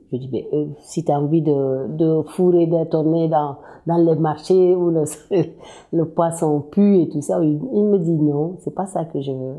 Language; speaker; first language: French; non-native, local second language; Wolof